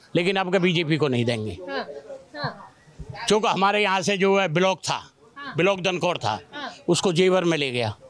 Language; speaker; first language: Hindi; native; Hindi